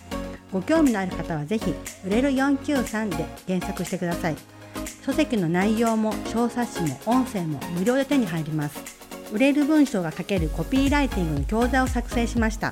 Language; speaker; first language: Japanese; native; Japanese